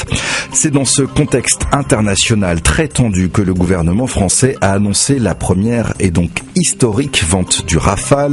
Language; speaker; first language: French; native; French